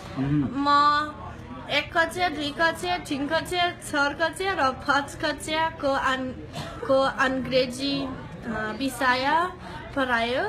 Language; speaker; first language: Nepali; non-native, learner; English